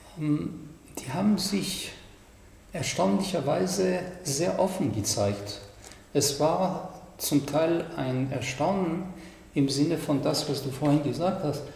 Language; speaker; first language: German; non-native, fluent; French